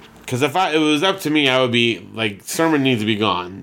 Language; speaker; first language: English; native; English